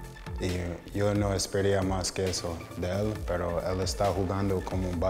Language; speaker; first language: Spanish; non-native, fluent; English